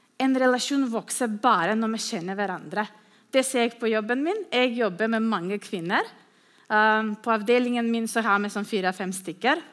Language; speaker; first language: Norwegian; non-native, fluent; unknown